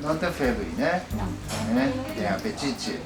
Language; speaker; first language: Portuguese; non-native, learner; Japanese